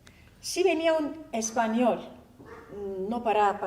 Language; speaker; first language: Spanish; non-native, fluent; Turkish